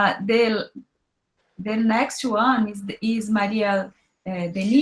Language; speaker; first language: English; non-native, learner; Portuguese